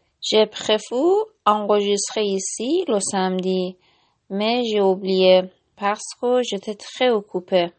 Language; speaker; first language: French; non-native, learner; Persian